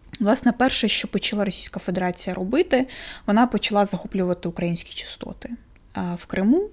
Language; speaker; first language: Ukrainian; non-native, local second language; Russian